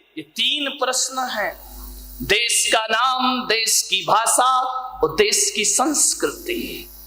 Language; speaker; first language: Hindi; native; Hindi